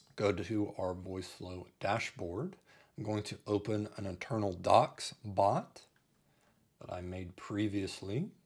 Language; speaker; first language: English; native; English